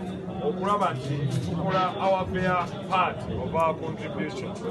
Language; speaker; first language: English; non-native, local second language; Ganda